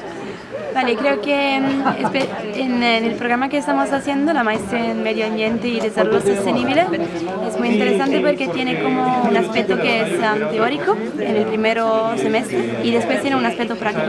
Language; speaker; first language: Spanish; non-native, fluent; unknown